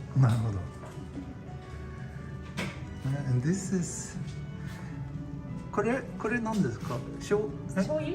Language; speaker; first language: Japanese; non-native, fluent; Swedish